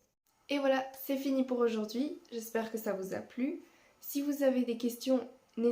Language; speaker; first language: French; non-native, fluent; Spanish